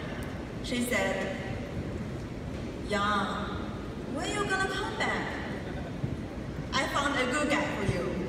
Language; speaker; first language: English; non-native, fluent; Chinese